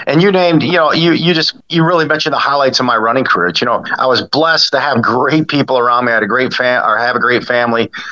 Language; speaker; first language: English; native; English